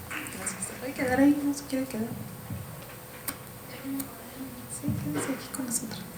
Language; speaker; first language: Spanish; native; Spanish